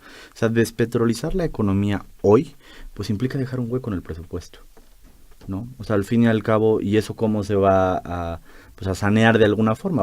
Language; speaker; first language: Spanish; native; Spanish